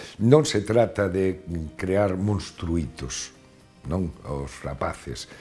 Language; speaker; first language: Galician; non-native, local second language; Spanish